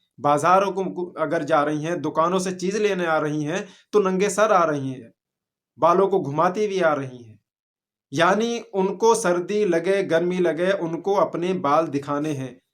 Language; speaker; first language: Urdu; native; Urdu